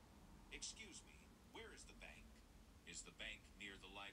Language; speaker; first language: English; non-native, learner; Japanese